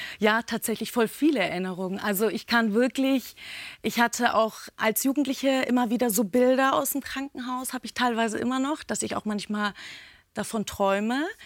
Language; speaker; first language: German; early bilingual, other home language; Turkish